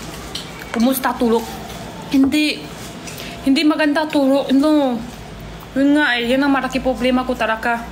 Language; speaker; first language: Filipino; non-native, learner; Chinese